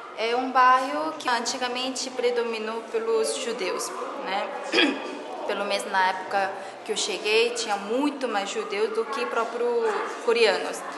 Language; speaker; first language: Portuguese; non-native, fluent; Korean